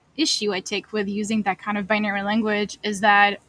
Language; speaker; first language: English; non-native, fluent; French